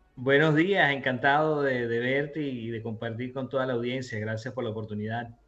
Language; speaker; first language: Spanish; native; Spanish